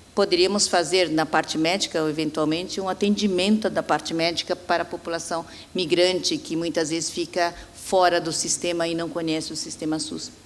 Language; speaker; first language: Portuguese; native; Portuguese